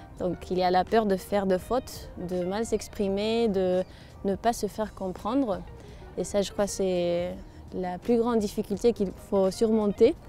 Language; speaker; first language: French; non-native, fluent; Spanish